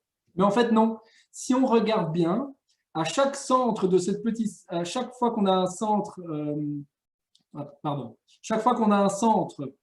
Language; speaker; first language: French; native; French